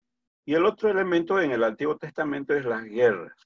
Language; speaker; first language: Spanish; native; Spanish